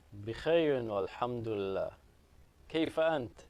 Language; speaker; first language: Arabic; non-native, learner; English